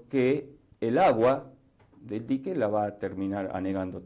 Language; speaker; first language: Spanish; native; Spanish